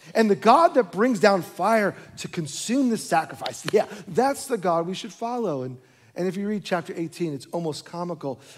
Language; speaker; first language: English; native; English